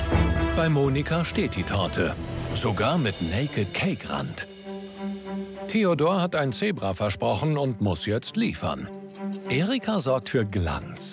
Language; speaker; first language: German; native; German